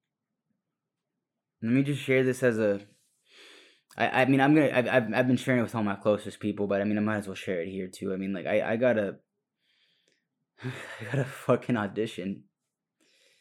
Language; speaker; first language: English; early bilingual, other home language; Spanish